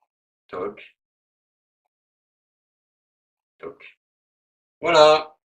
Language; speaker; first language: French; native; French